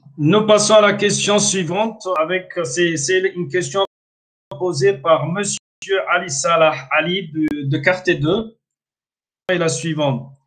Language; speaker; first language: French; non-native, local second language; Somali